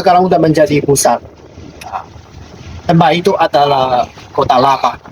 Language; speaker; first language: Indonesian; non-native, learner; Chinese